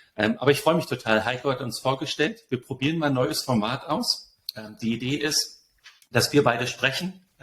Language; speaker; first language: German; native; German